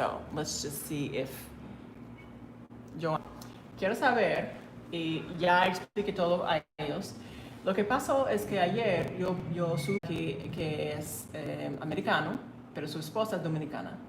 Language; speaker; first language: Spanish; non-native, learner; English